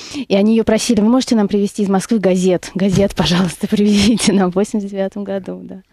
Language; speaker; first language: Russian; native; Russian